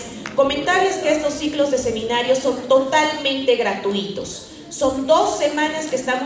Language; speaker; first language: Spanish; native; Spanish